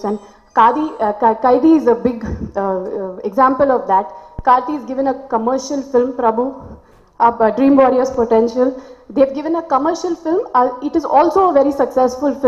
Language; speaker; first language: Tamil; non-native, local second language; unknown